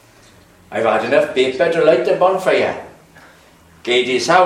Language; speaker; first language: Welsh; native; Welsh